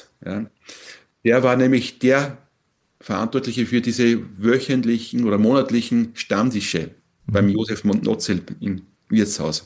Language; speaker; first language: German; native; German